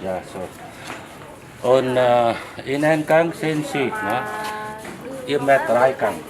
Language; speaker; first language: German; non-native, learner; Vietnamese